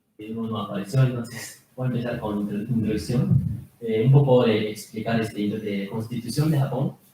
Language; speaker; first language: Spanish; non-native, learner; Japanese